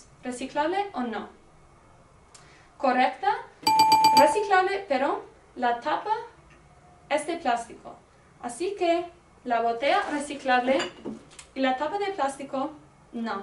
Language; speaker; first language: Spanish; non-native, learner; English